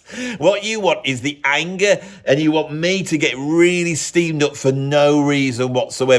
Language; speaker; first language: English; native; English